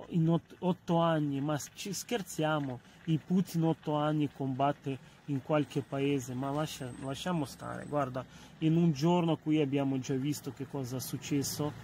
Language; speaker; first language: Italian; non-native, fluent; Ukrainian